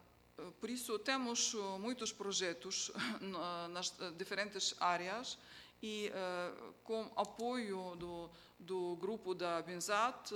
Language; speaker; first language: Portuguese; non-native, fluent; Ukrainian